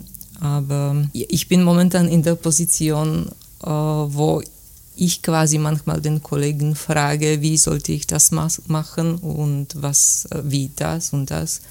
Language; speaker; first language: German; non-native, fluent; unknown